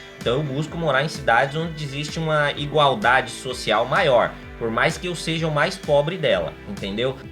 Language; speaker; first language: Portuguese; native; Portuguese